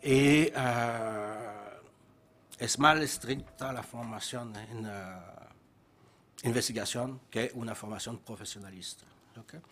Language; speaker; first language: Spanish; non-native, fluent; French